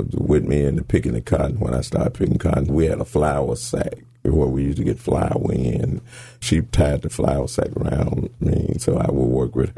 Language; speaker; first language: English; native; English